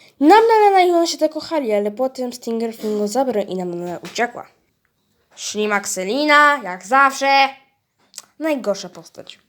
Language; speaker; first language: Polish; early bilingual, heritage; Polish